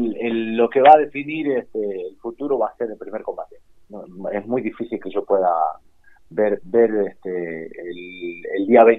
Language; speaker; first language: Spanish; native; Spanish